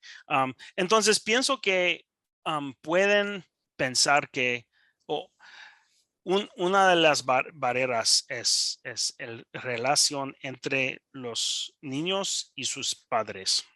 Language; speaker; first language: Spanish; non-native, learner; English